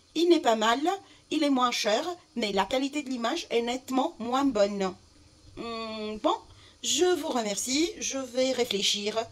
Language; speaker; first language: French; non-native, fluent; Arabic